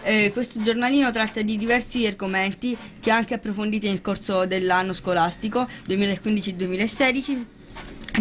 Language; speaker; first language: Italian; native; Italian